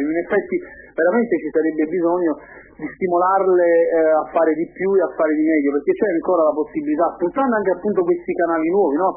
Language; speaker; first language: Italian; native; Italian